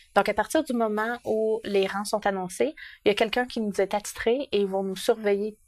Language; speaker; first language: French; native; French